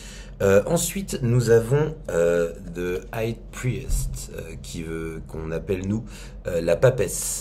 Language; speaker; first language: French; native; French